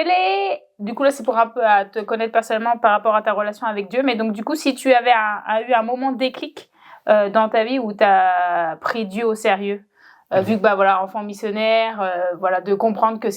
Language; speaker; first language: French; native; French